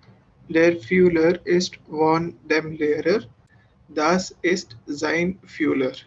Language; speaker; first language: German; non-native, learner; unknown